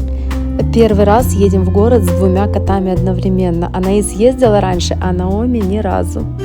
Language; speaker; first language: Russian; native; Russian